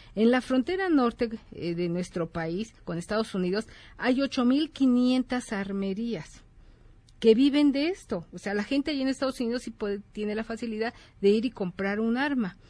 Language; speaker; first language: Spanish; native; Spanish